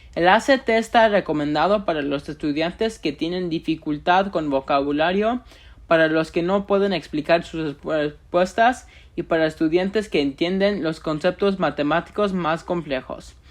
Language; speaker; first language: Spanish; early bilingual, other home language; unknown